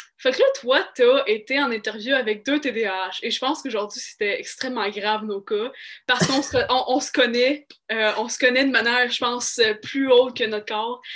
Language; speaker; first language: French; native; French